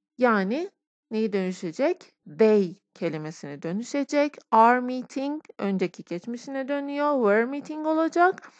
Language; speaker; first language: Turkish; non-native, fluent; Persian